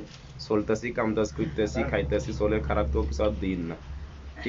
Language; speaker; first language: Bangla; non-native, fluent; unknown